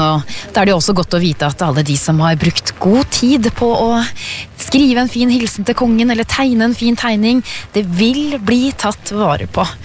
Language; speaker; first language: Norwegian; native; Norwegian